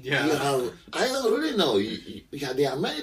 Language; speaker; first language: English; non-native, local second language; French